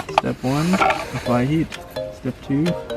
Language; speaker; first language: English; native; English